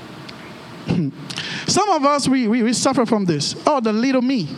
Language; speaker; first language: English; non-native, fluent; Haitian Creole